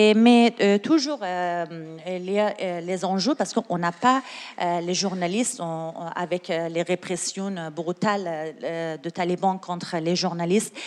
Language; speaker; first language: French; non-native, learner; Persian